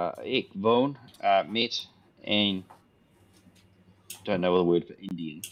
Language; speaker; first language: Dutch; non-native, learner; English